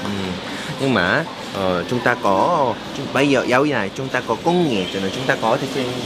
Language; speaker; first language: Vietnamese; non-native, learner; Korean